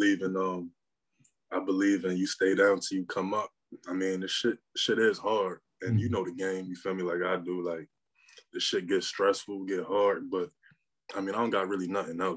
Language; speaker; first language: English; native; English